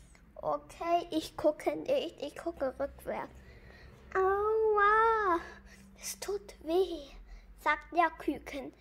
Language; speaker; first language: German; early bilingual, other home language; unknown